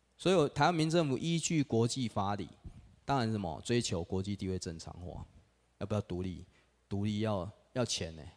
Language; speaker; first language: Chinese; native; Chinese